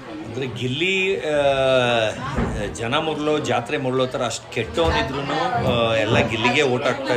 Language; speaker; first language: Kannada; native; Kannada